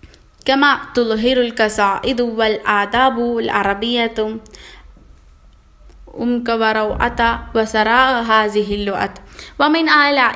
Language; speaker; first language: Arabic; non-native, learner; Malayalam